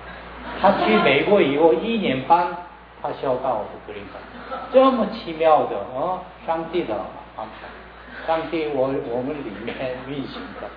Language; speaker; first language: Chinese; non-native, learner; Korean